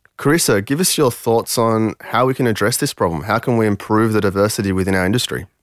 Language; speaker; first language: English; early bilingual, other home language; French